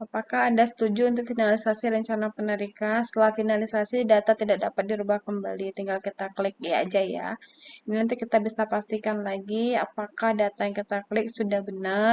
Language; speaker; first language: Indonesian; native; Indonesian